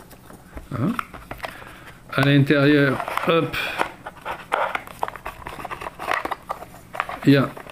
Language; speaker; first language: French; native; French